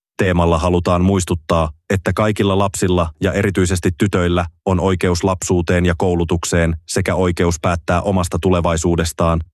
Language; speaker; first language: Finnish; native; Finnish